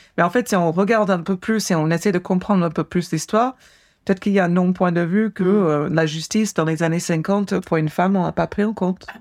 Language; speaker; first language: French; non-native, fluent; English